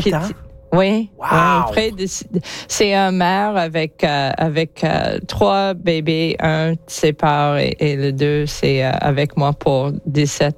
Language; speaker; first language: French; non-native, learner; English